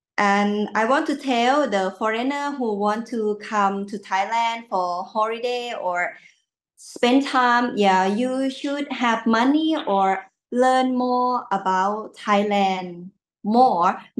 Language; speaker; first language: English; non-native, learner; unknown